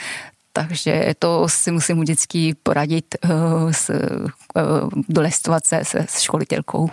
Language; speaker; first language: Czech; non-native, fluent; Japanese